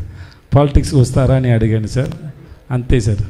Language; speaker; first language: Telugu; non-native, learner; Tamil